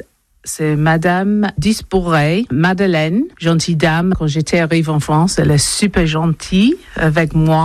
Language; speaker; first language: French; non-native, learner; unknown